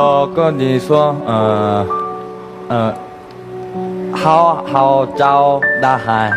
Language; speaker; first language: Chinese; non-native, learner; Korean